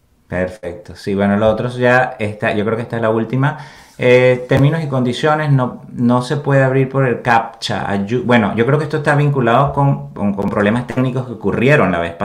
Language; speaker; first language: Spanish; native; Spanish